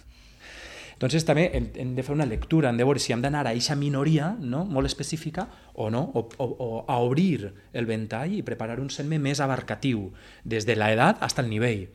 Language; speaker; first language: Catalan; native; Catalan